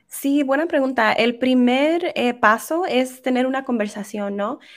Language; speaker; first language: Spanish; early bilingual, heritage; Spanish